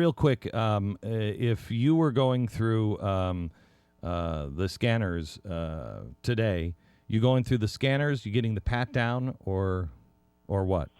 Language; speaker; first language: English; native; English